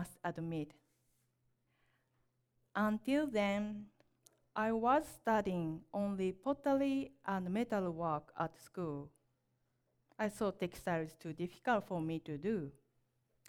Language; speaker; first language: English; non-native, learner; Japanese